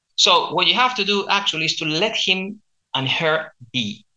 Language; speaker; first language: English; non-native, fluent; Spanish